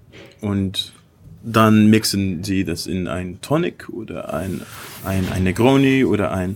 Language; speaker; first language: German; non-native, learner; Dutch